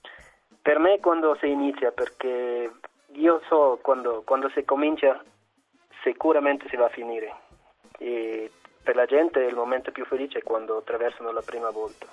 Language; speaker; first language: Italian; non-native, fluent; German